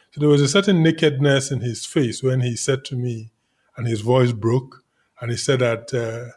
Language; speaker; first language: English; non-native, local second language; Igbo